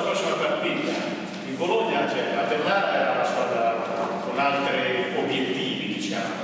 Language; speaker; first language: Italian; native; Italian